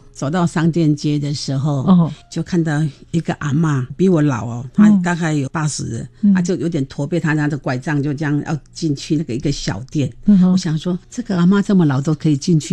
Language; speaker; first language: Chinese; native; Chinese